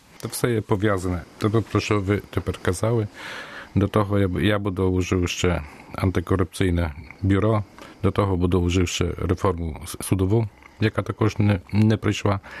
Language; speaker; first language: Ukrainian; early bilingual, heritage; Ukrainian